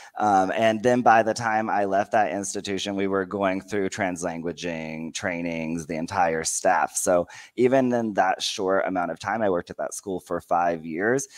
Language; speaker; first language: English; native; English